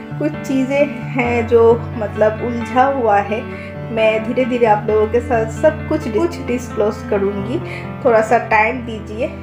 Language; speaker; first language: Hindi; non-native, local second language; Bangla